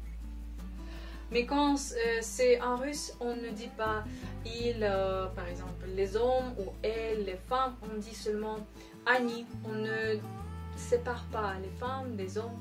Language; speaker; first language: French; non-native, fluent; Russian